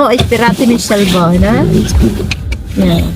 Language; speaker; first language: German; non-native, learner; Filipino